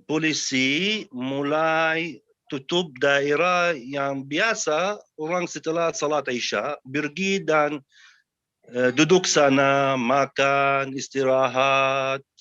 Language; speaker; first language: Indonesian; non-native, learner; Arabic